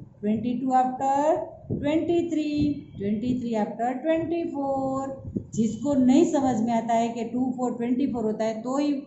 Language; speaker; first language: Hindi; non-native, local second language; Gujarati